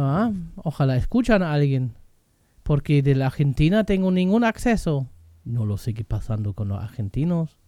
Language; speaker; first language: Spanish; non-native, fluent; German